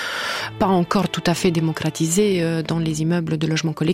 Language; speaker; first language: French; native; French